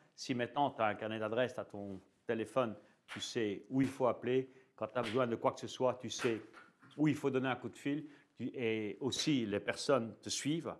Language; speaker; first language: French; native; French